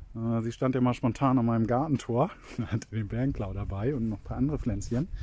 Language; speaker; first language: German; native; German